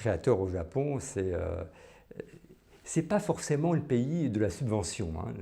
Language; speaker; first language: French; native; French